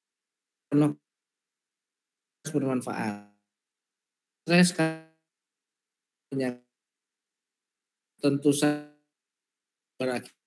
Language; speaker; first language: Indonesian; native; Indonesian